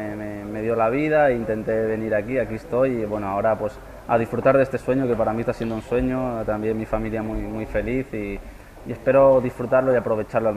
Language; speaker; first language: Spanish; native; Spanish